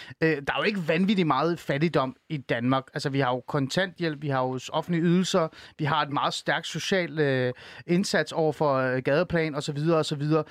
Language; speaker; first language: Danish; early bilingual, other home language; Persian